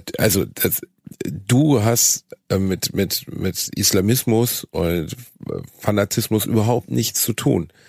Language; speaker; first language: German; native; German